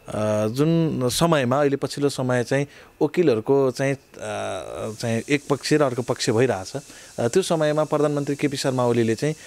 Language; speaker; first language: Nepali; native; Nepali